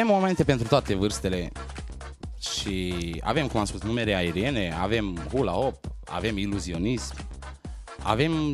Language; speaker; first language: Romanian; native; Romanian